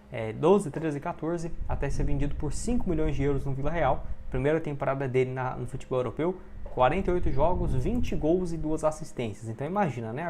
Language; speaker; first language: Portuguese; native; Portuguese